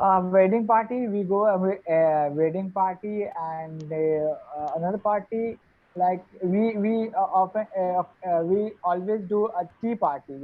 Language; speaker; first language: English; non-native, learner; Hindi